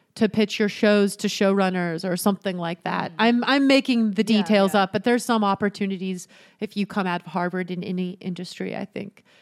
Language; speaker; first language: English; native; English